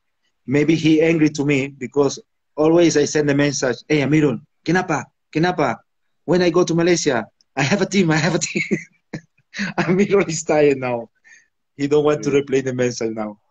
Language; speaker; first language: English; non-native, learner; Spanish